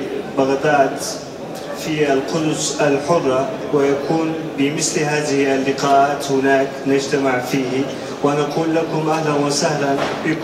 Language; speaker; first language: Arabic; non-native, fluent; Turkish